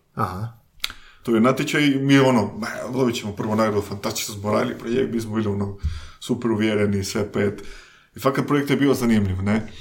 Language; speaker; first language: Croatian; non-native, fluent; Spanish